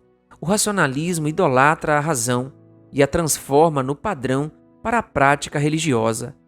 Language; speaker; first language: Portuguese; native; Portuguese